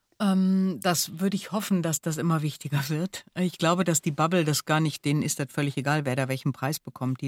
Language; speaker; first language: German; native; German